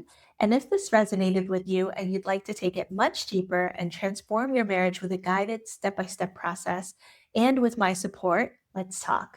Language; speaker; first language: English; native; English